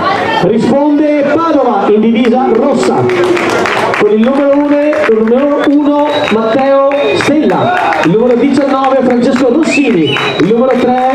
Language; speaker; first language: Italian; native; Italian